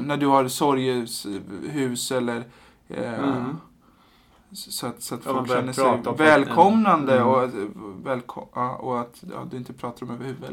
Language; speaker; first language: Swedish; native; Swedish